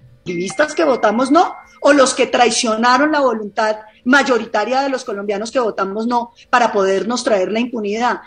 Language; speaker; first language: Spanish; native; Spanish